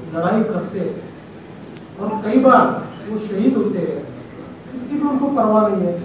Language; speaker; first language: Hindi; non-native, local second language; Marathi